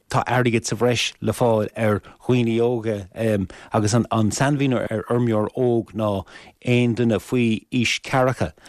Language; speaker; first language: Irish; native; Irish